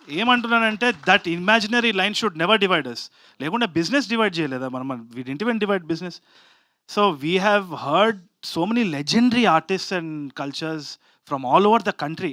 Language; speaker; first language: Telugu; native; Telugu